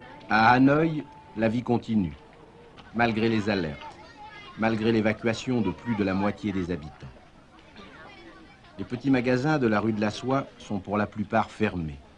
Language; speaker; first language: French; native; French